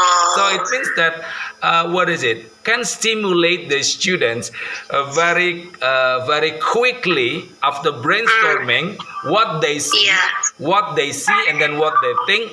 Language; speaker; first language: English; non-native, fluent; Indonesian